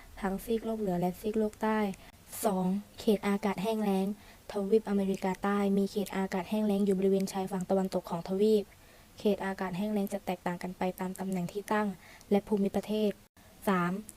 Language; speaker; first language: Thai; native; Thai